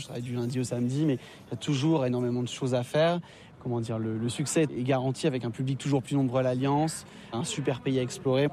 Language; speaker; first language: French; native; French